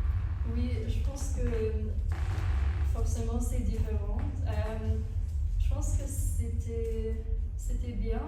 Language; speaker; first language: French; non-native, fluent; English